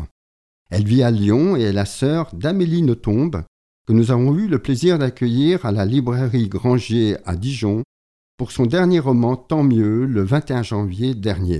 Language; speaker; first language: French; native; French